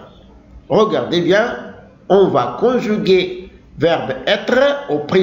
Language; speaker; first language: French; non-native, local second language; Arabic